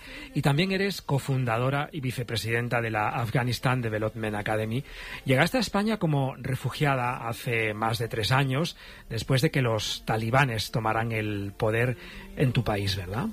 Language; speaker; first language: Spanish; native; Spanish